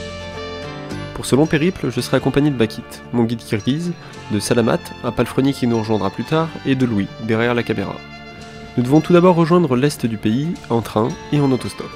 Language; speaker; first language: French; native; French